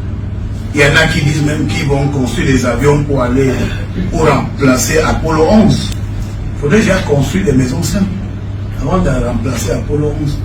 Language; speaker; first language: French; non-native, local second language; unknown